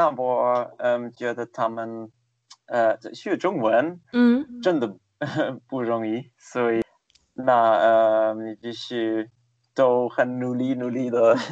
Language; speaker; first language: Chinese; non-native, fluent; German